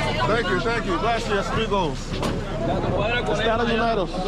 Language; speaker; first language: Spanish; non-native, learner; English